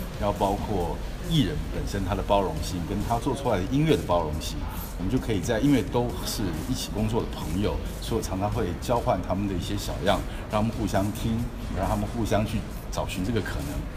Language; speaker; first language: Chinese; native; Chinese